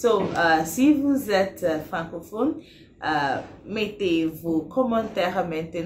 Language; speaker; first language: French; non-native, fluent; English